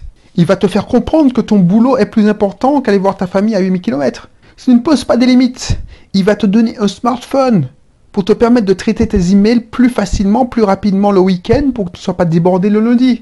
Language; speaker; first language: French; native; French